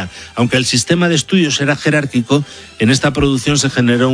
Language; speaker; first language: Spanish; native; Spanish